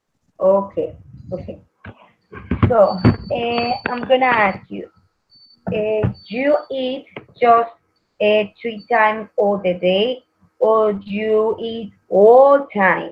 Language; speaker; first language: English; non-native, learner; Spanish